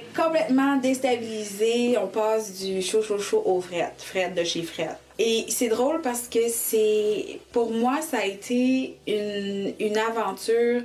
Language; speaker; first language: French; early bilingual, other home language; Haitian Creole